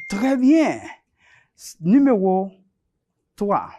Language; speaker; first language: French; non-native, fluent; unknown